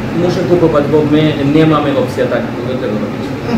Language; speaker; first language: Polish; non-native, learner; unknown